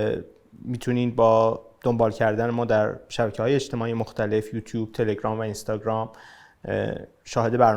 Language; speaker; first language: Persian; native; Persian